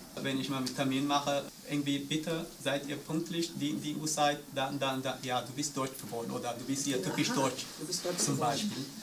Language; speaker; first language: German; non-native, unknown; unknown